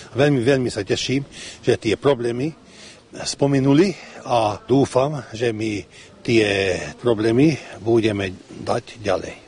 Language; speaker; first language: Slovak; early bilingual, heritage; Slovak